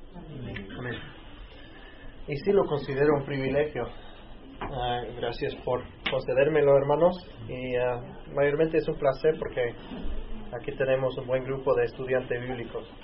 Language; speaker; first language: Spanish; native; Spanish